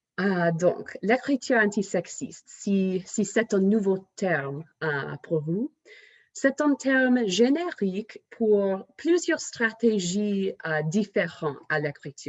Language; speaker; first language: French; non-native, fluent; English